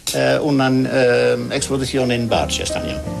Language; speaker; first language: Spanish; non-native, learner; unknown